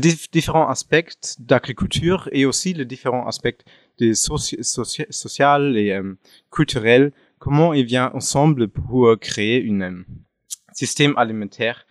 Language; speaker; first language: French; non-native, fluent; German